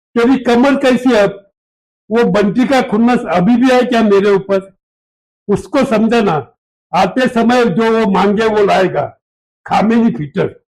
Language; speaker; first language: Hindi; non-native, local second language; Marathi